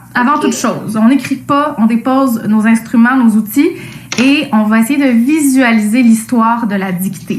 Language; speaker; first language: French; native; French